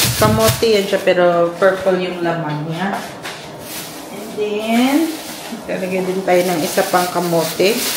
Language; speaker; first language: Filipino; non-native, local second language; Cebuano